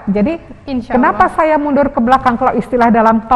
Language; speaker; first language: Indonesian; native; Indonesian